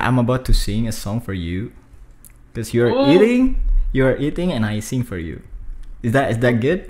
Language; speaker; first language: English; non-native, fluent; Indonesian